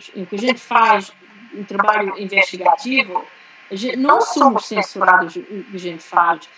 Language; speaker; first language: Portuguese; early bilingual, heritage; Portuguese